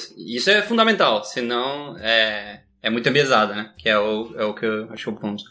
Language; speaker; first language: Portuguese; non-native, fluent; Spanish